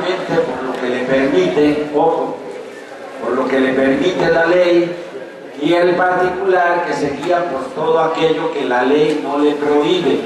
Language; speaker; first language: Spanish; native; Spanish